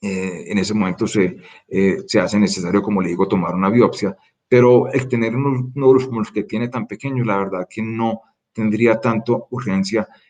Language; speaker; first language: Spanish; native; Spanish